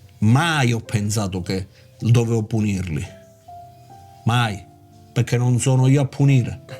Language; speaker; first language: Italian; native; Italian